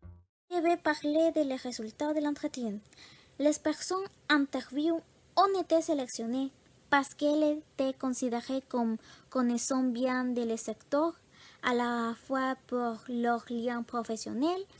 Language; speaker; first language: French; non-native, learner; Spanish